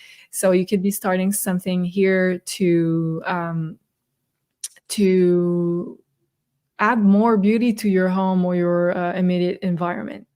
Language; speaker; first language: English; non-native, fluent; French